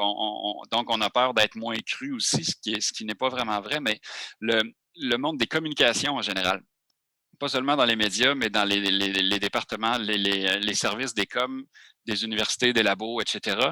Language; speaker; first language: French; native; French